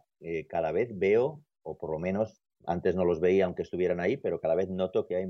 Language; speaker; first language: Spanish; native; Spanish